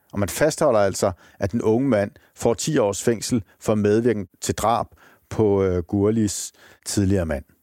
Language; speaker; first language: Danish; native; Danish